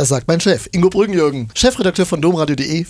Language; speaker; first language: German; native; German